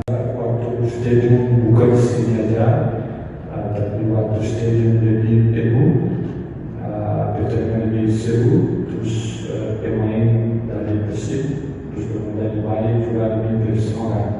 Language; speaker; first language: Indonesian; non-native, fluent; Portuguese